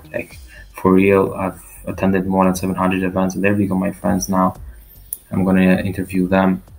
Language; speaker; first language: English; non-native, fluent; Albanian